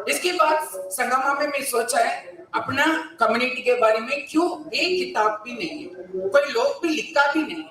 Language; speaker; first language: Hindi; non-native, local second language; Tamil